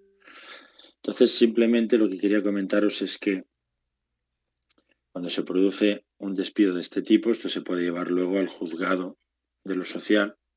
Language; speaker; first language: Spanish; native; Spanish